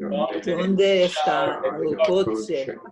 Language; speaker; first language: Spanish; non-native, learner; English